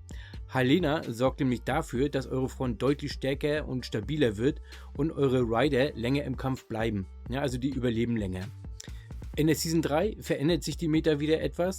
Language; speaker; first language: German; native; German